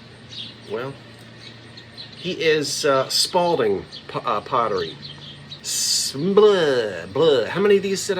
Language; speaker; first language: English; native; English